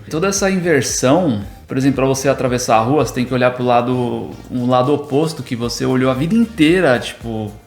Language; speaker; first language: Portuguese; native; Portuguese